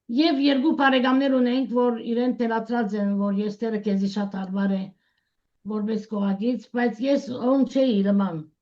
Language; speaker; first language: Armenian; early bilingual, heritage; Armenian